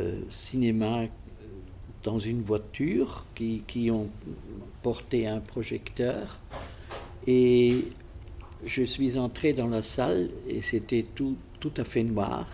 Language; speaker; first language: French; non-native, fluent; German